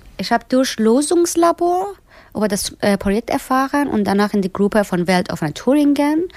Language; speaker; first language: German; non-native, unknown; Persian